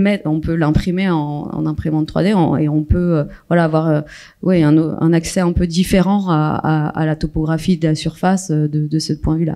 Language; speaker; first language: French; native; French